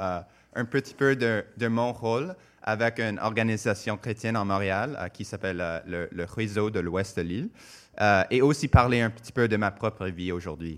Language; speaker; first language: French; non-native, local second language; English